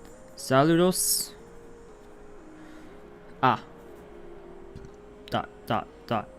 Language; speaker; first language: Spanish; non-native, learner; English